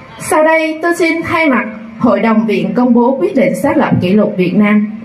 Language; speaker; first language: Vietnamese; native; Vietnamese